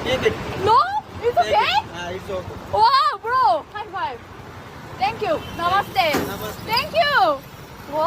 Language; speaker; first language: English; non-native, learner; Korean